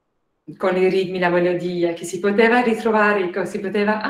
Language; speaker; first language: Italian; non-native, fluent; French